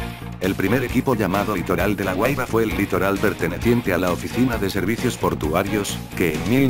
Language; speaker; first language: Spanish; native; Spanish